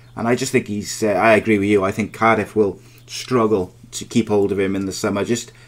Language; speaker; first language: English; native; English